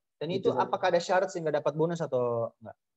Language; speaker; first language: Indonesian; native; Indonesian